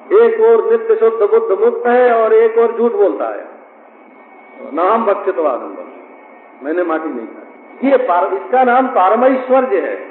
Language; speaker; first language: Hindi; native; Hindi